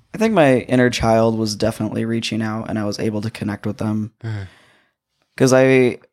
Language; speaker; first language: English; native; English